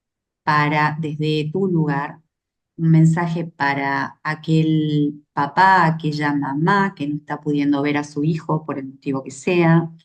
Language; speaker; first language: Spanish; native; Spanish